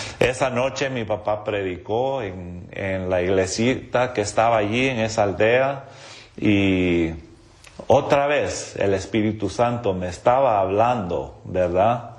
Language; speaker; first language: Spanish; non-native, local second language; English